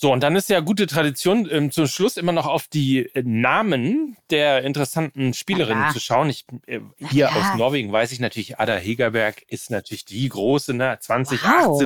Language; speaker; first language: German; native; German